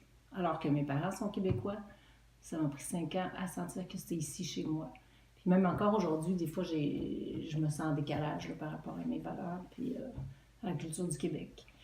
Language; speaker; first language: French; native; French